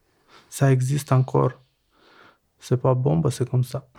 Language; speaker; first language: French; non-native, learner; Albanian